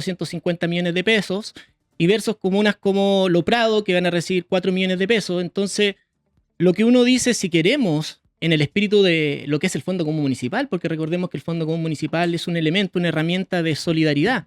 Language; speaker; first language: Spanish; native; Spanish